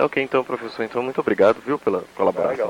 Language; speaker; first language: Portuguese; native; Portuguese